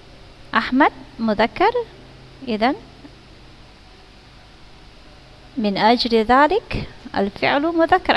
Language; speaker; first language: Arabic; non-native, fluent; Indonesian